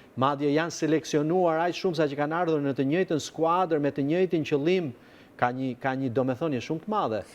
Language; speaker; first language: Albanian; native; Albanian